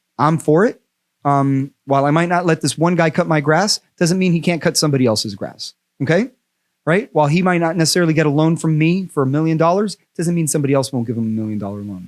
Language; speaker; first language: English; native; English